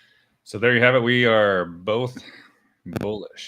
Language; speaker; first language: English; native; English